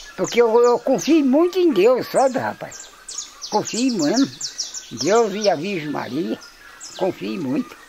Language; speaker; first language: Portuguese; native; Portuguese